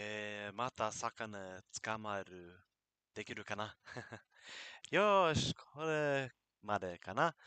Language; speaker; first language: Japanese; non-native, learner; English